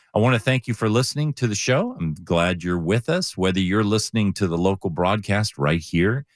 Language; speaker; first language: English; native; English